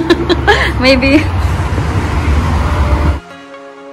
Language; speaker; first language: English; non-native, learner; Filipino